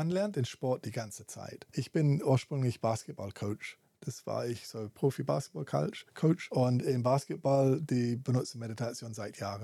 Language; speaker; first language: German; non-native, fluent; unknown